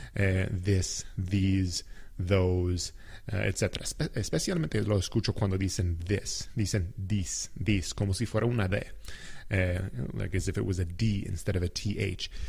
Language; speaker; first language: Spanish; non-native, fluent; English